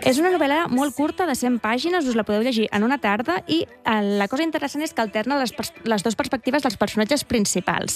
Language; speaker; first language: Catalan; native; Catalan